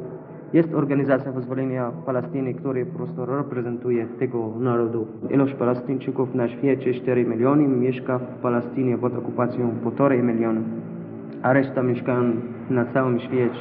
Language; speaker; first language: Polish; non-native, learner; Arabic